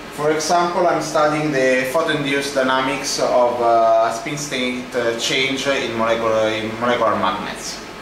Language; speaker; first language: English; non-native, fluent; Italian